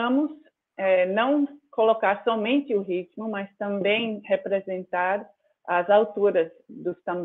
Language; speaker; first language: Portuguese; non-native, fluent; English